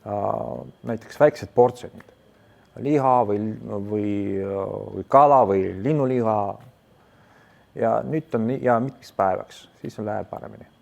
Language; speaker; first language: Estonian; non-native, local second language; Russian